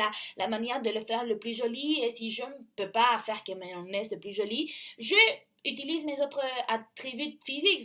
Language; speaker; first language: French; non-native, learner; Spanish